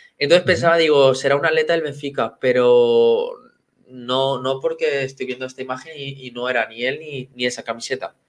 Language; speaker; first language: Spanish; native; Spanish